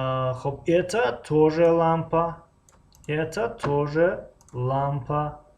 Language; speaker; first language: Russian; non-native, fluent; Tajik